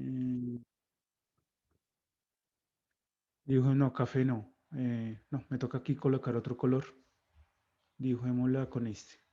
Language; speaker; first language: Spanish; native; Spanish